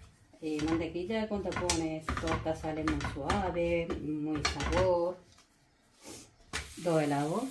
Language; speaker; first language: Spanish; non-native, learner; Malayalam